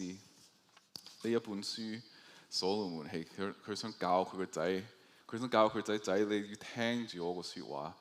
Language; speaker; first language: Cantonese; early bilingual, heritage; Cantonese